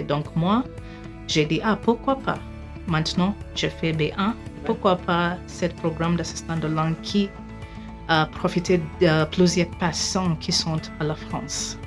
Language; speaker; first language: French; non-native, fluent; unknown